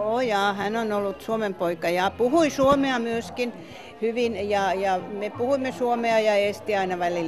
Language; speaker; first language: Finnish; non-native, fluent; Estonian